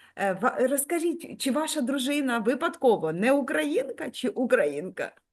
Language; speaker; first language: Ukrainian; native; Ukrainian